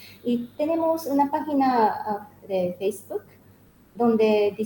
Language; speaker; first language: Spanish; non-native, learner; Japanese